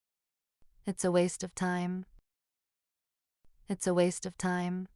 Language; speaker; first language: English; non-native, fluent; Portuguese